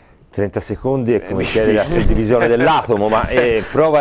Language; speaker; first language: Italian; native; Italian